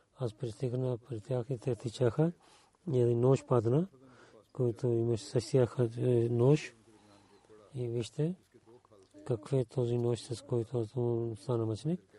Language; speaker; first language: Bulgarian; non-native, learner; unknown